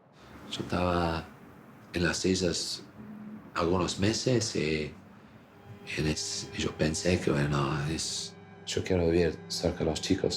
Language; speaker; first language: Spanish; non-native, fluent; English